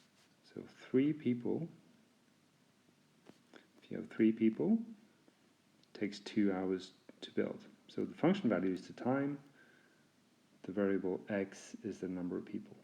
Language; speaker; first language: English; non-native, fluent; Norwegian